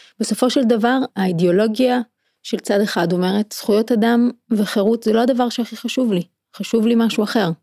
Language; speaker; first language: Hebrew; native; Hebrew